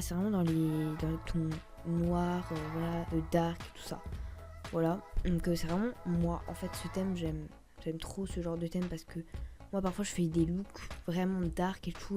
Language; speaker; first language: French; native; French